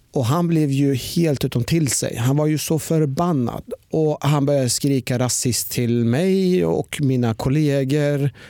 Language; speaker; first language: Swedish; early bilingual, other home language; Persian